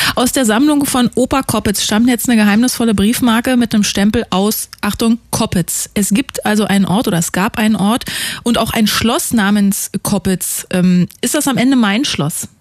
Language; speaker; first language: German; native; German